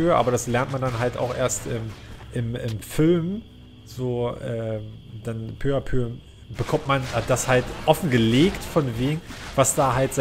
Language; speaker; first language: German; native; German